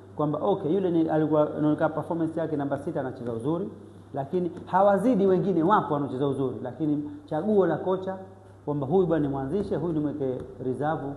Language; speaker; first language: Swahili; native; Swahili